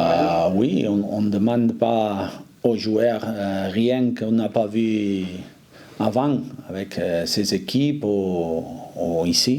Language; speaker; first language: French; non-native, fluent; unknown